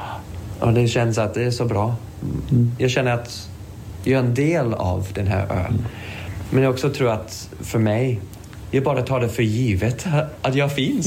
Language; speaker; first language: Swedish; non-native, fluent; English